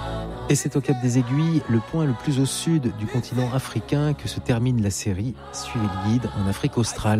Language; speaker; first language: French; native; French